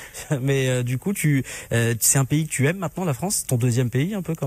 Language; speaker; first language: French; native; French